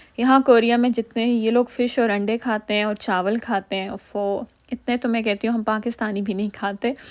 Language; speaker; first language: Urdu; native; Urdu